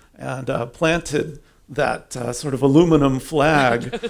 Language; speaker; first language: English; native; English